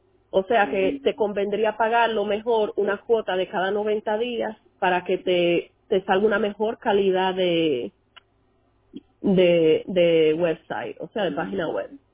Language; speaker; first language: Spanish; early bilingual, heritage; Spanish